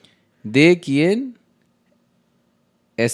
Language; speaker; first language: Spanish; non-native, learner; Hindi